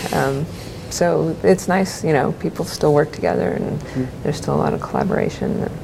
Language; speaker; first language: English; native; English